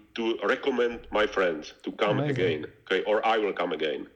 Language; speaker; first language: English; non-native, learner; Czech